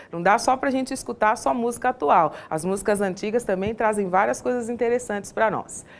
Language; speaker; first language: Portuguese; native; Portuguese